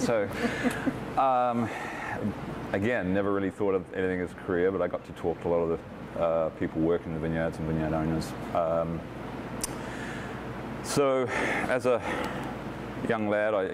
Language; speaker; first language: English; native; English